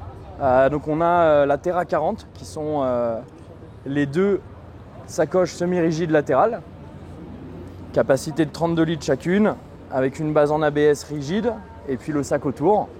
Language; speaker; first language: French; native; French